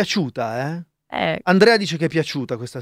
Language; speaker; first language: Italian; native; Italian